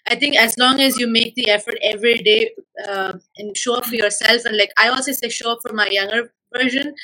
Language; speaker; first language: English; non-native, local second language; Malayalam